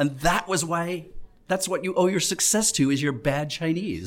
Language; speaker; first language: English; native; English